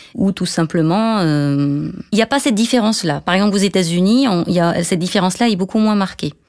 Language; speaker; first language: French; non-native, local second language; Arabic